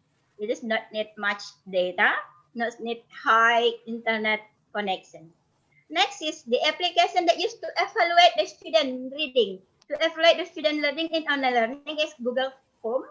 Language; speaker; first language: English; non-native, fluent; Indonesian